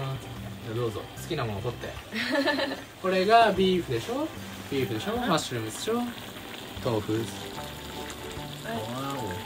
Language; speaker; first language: Japanese; native; Japanese